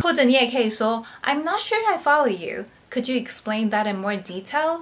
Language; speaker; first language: English; non-native, fluent; Chinese